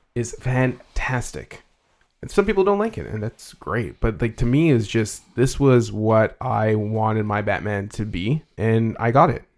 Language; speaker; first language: English; early bilingual, other home language; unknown